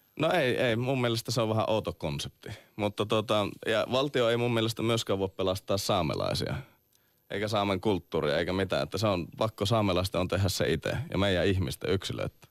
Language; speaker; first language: Finnish; native; Finnish